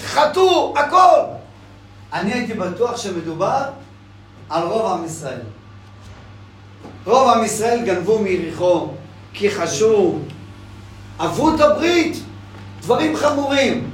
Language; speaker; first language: Hebrew; non-native, fluent; English